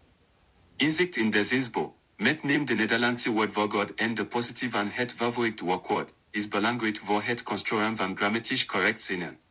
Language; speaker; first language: Dutch; non-native, learner; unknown